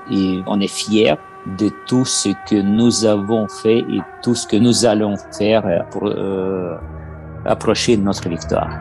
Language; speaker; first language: French; non-native, learner; Ukrainian